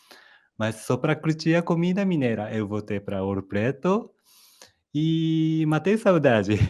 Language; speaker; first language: Portuguese; non-native, fluent; Japanese